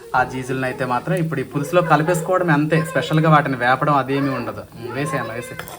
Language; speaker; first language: Telugu; non-native, local second language; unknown